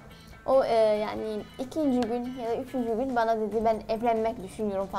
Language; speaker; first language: Turkish; non-native, learner; Arabic